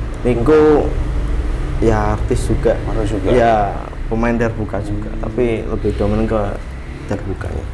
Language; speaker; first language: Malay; non-native, local second language; Javanese